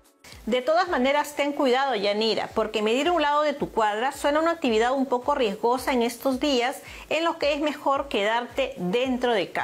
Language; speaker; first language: Spanish; native; Spanish